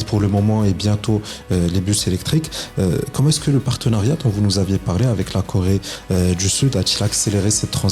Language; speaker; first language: French; non-native, local second language; Arabic